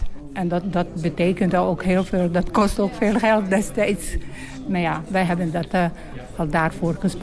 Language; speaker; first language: Dutch; non-native, learner; Bosnian